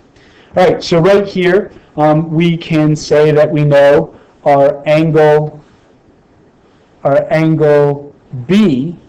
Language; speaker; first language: English; native; English